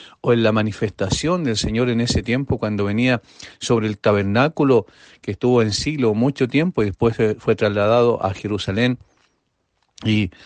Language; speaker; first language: Spanish; native; Spanish